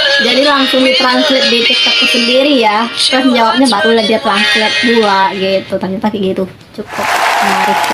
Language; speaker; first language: Indonesian; native; Indonesian